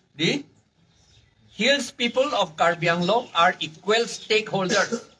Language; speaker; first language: English; non-native, local second language; Karbi